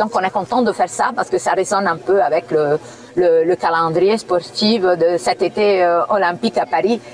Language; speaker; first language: French; non-native, fluent; Italian